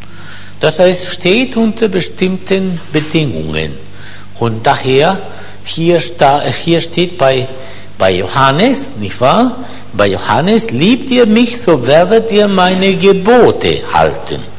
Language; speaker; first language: German; non-native, fluent; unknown